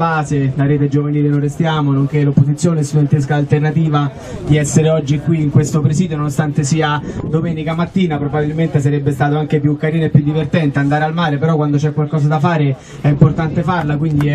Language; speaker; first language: Italian; native; Italian